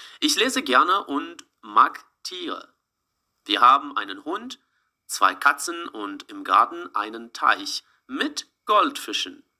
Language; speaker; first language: German; non-native, fluent; Ukrainian